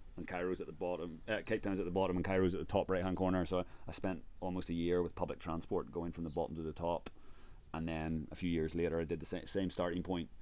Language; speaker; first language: English; native; English